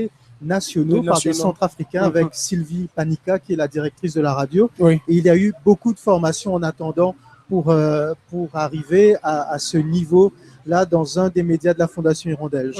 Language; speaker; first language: French; native; French